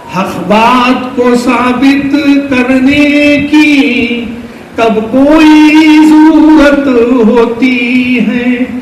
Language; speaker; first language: Urdu; native; Urdu